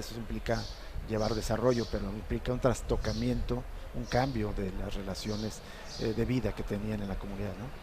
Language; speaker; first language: Spanish; native; Spanish